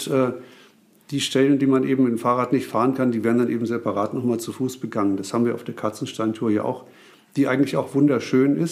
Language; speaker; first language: German; native; German